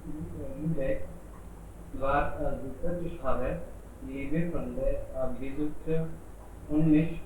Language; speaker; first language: German; non-native, learner; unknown